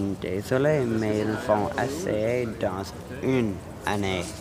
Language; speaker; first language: French; non-native, learner; English